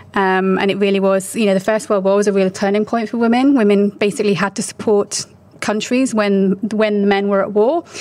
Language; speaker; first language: English; native; English